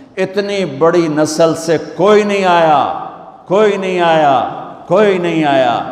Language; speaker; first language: Urdu; non-native, local second language; Saraiki